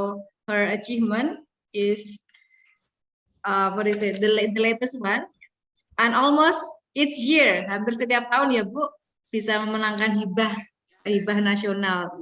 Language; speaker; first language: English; non-native, fluent; Indonesian